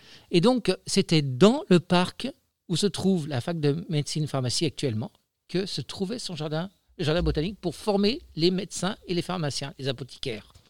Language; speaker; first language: French; native; French